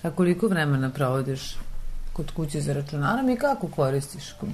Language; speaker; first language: Serbian; native; Serbian